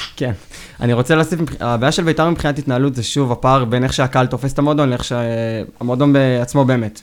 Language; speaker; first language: Hebrew; native; Hebrew